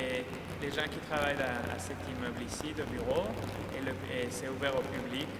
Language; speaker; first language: French; non-native, fluent; Spanish